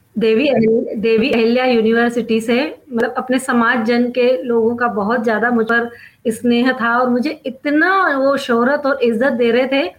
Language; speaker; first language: Hindi; non-native, local second language; Sindhi